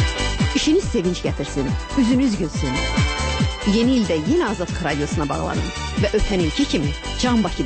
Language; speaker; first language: Azerbaijani; native; Azerbaijani